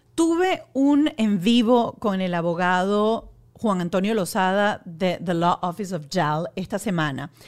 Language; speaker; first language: Spanish; native; Spanish